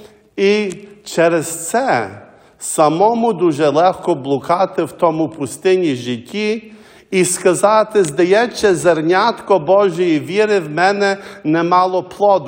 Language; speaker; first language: Ukrainian; early bilingual, heritage; Ukrainian